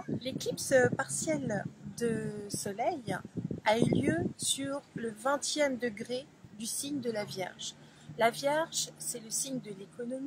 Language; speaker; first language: French; native; French